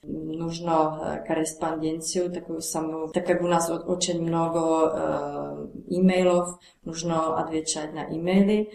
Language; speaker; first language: Russian; non-native, learner; Czech